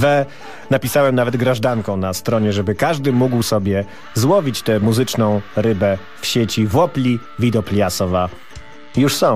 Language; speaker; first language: Polish; native; Polish